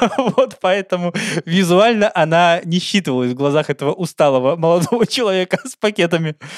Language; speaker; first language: Russian; native; Russian